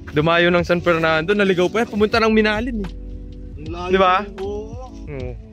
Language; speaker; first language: Filipino; native; Filipino